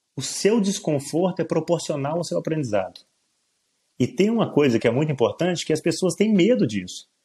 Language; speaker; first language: Portuguese; native; Portuguese